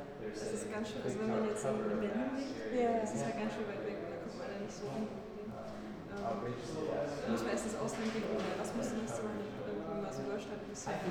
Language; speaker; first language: German; native; German